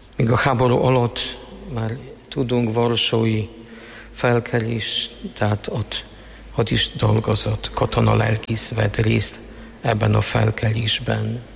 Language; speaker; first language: Hungarian; non-native, fluent; Polish